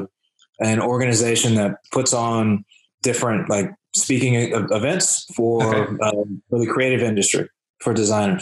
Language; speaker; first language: English; native; English